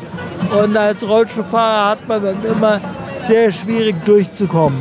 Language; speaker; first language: German; native; German